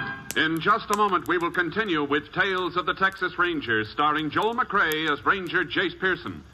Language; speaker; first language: English; native; English